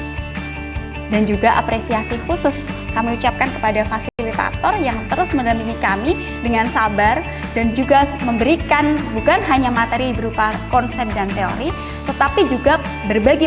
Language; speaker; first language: Indonesian; native; Indonesian